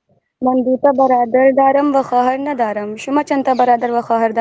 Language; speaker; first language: Persian; non-native, learner; Urdu